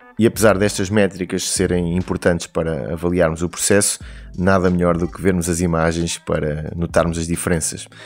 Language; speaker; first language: Portuguese; native; Portuguese